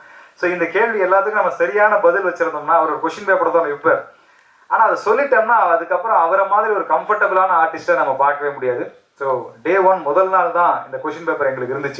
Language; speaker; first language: Tamil; native; Tamil